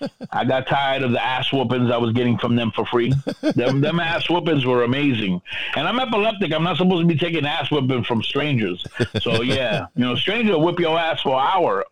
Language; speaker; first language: English; early bilingual, other home language; Spanish